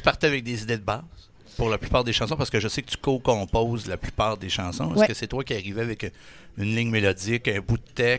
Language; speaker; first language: French; native; French